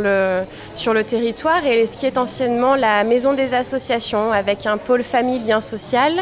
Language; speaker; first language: French; native; French